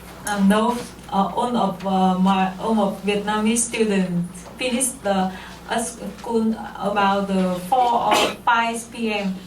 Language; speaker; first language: English; non-native, learner; Vietnamese